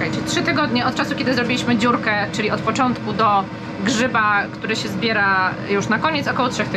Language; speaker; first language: Polish; native; Polish